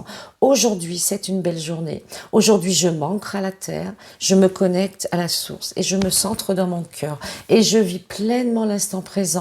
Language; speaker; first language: French; native; French